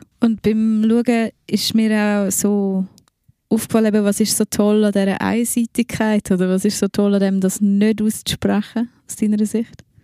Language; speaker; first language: German; native; German